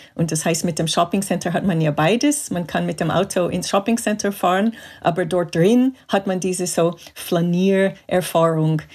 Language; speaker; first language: German; non-native, fluent; English